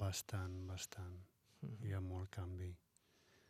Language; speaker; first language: Catalan; non-native, learner; Arabic